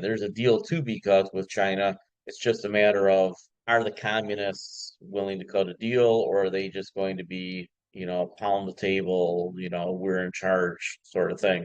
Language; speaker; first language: English; native; English